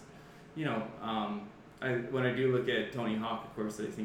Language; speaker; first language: English; native; English